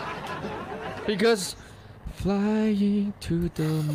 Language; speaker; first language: English; non-native, learner; Chinese